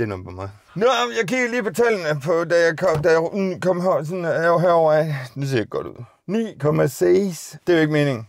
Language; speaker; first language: Danish; native; Danish